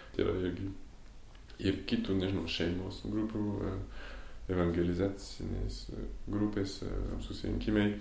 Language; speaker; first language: Lithuanian; non-native, fluent; French